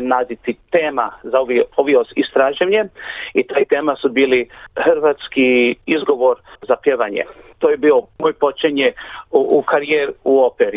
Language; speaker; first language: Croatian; early bilingual, heritage; Croatian